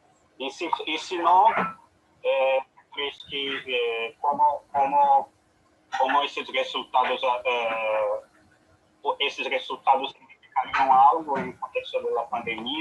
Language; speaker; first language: Spanish; non-native, fluent; Portuguese